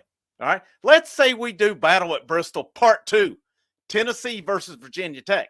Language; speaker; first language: English; native; English